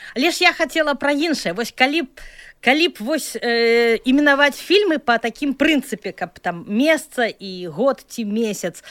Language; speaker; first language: Belarusian; native; Belarusian